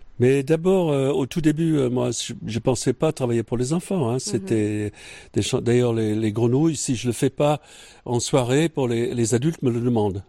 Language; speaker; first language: French; non-native, fluent; English